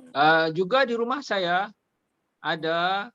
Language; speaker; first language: Indonesian; non-native, local second language; Malay